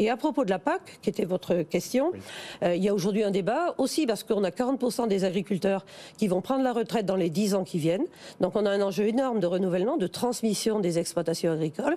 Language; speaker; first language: French; native; French